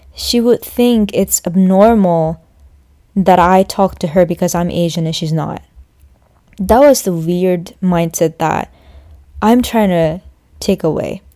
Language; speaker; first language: English; non-native, fluent; Japanese